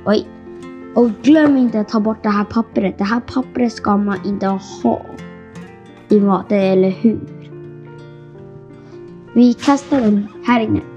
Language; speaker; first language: Swedish; non-native, fluent; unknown